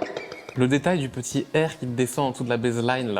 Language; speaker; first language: French; native; French